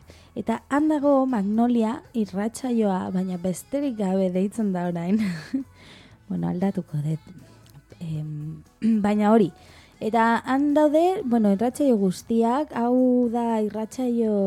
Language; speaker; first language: Basque; non-native, learner; Spanish